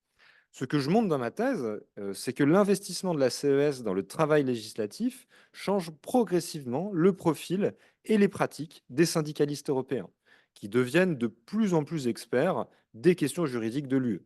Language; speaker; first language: French; native; French